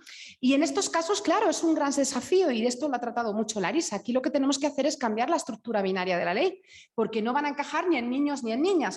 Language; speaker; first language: Spanish; native; Spanish